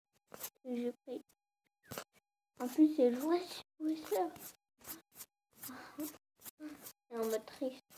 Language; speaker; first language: French; native; French